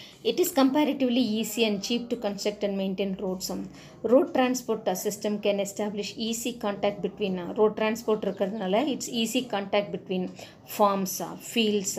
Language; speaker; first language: English; non-native, local second language; Tamil